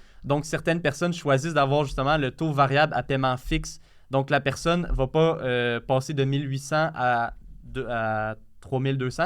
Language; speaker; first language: French; native; French